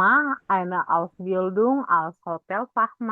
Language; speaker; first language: German; non-native, learner; Indonesian